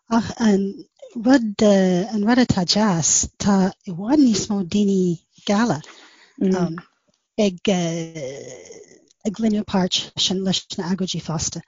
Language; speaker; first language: Irish; non-native, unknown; English